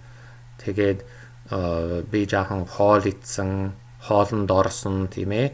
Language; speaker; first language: Mongolian; non-native, fluent; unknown